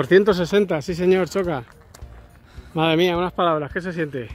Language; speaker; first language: Spanish; native; Spanish